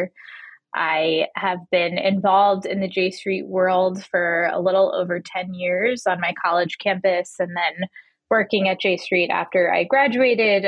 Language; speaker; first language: English; native; English